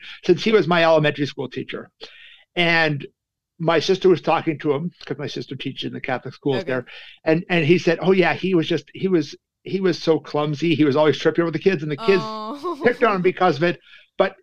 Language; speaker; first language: English; native; English